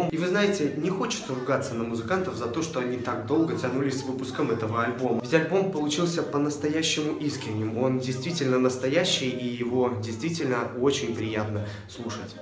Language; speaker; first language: Russian; native; Russian